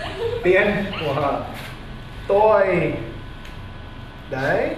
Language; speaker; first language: Vietnamese; non-native, learner; Korean